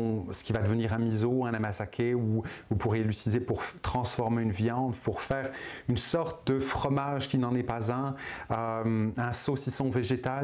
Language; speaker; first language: French; native; French